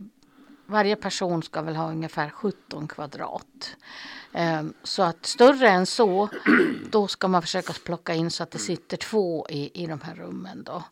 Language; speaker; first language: Swedish; native; Swedish